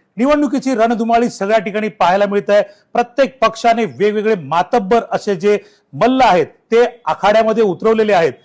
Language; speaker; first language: Marathi; native; Marathi